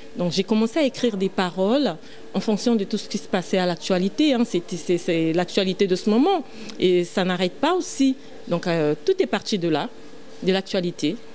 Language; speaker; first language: French; non-native, local second language; Lingala